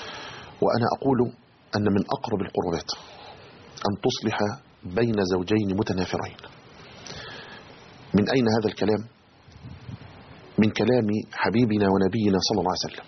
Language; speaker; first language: Arabic; native; Arabic